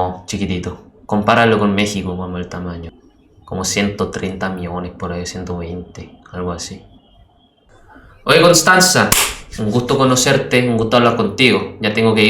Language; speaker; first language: Spanish; non-native, fluent; Indonesian